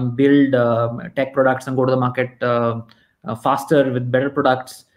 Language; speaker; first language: English; non-native, local second language; Kannada